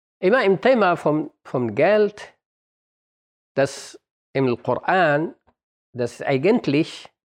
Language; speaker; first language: German; non-native, fluent; Arabic